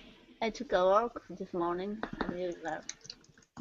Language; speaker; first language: English; non-native, learner; Japanese